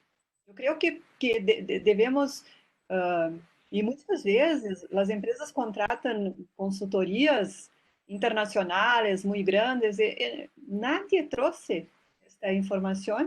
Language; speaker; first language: Spanish; non-native, fluent; Portuguese